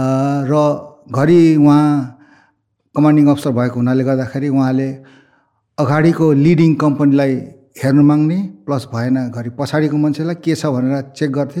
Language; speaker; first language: Nepali; native; Nepali